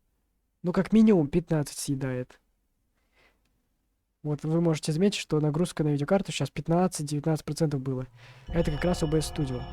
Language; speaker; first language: Russian; native; Russian